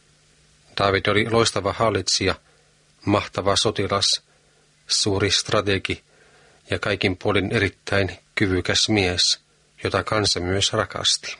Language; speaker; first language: Finnish; native; Finnish